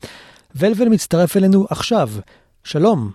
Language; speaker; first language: Hebrew; native; Hebrew